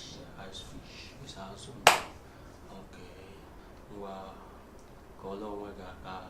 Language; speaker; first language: Igbo; native; Igbo